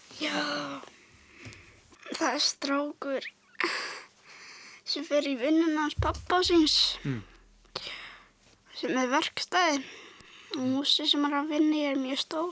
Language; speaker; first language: Icelandic; native; Icelandic